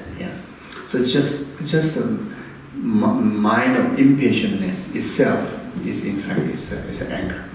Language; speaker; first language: English; non-native, fluent; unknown